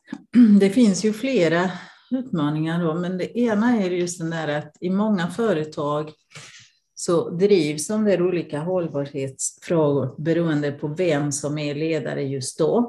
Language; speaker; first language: Swedish; non-native, fluent; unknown